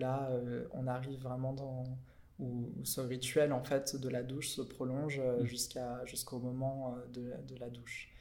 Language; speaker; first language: French; native; French